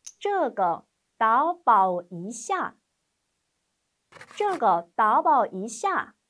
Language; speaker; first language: Chinese; non-native, fluent; Korean